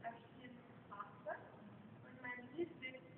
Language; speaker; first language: German; non-native, fluent; French